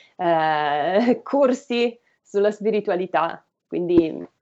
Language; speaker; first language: Italian; native; Italian